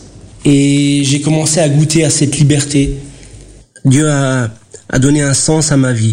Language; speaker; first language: French; early bilingual, other home language; Portuguese